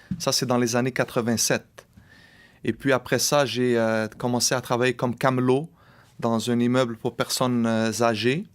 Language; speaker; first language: French; early bilingual, other home language; Arabic